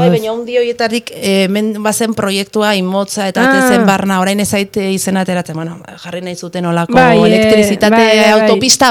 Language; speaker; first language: Basque; native; Basque